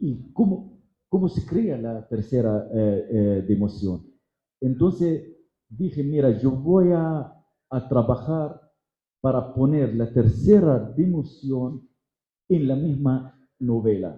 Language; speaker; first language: Spanish; non-native, fluent; Arabic